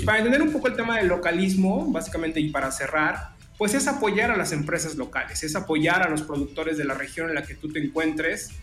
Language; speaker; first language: Spanish; native; Spanish